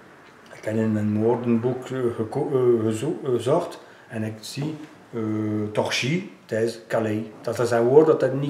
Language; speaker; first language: Dutch; non-native, local second language; French